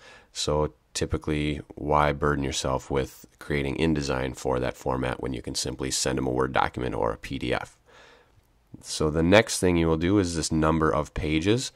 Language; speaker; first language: English; native; English